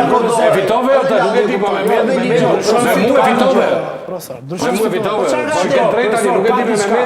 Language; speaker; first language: Albanian; native; Albanian